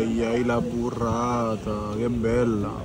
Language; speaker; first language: Italian; early bilingual, heritage; Italian